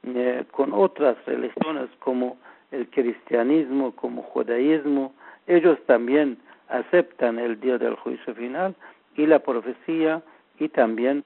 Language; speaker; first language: Spanish; non-native, learner; Persian